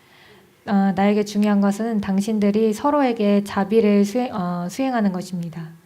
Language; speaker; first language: Korean; native; Korean